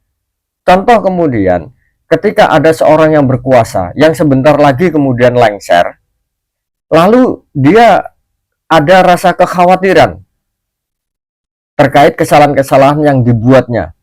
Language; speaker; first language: Indonesian; native; Indonesian